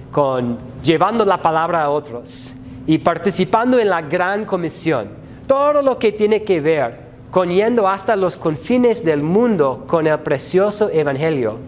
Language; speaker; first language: Spanish; non-native, fluent; English